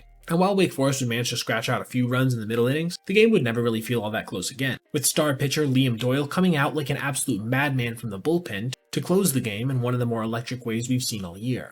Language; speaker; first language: English; native; English